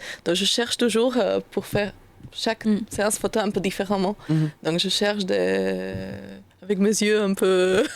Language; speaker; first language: French; non-native, learner; Slovak